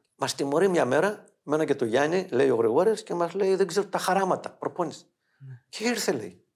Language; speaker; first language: Greek; native; Greek